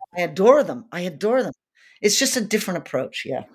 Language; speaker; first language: English; native; English